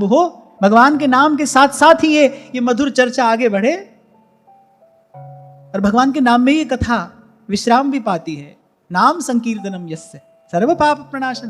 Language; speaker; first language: Hindi; native; Hindi